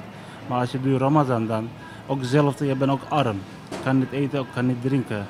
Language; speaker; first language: Dutch; non-native, learner; Turkish